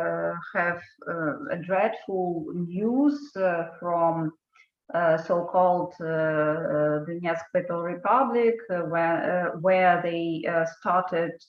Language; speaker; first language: English; non-native, fluent; Ukrainian